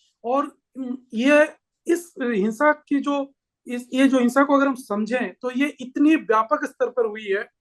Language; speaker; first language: Hindi; native; Hindi